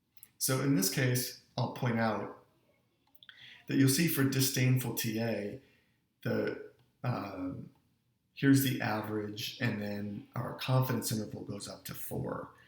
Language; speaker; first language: English; native; English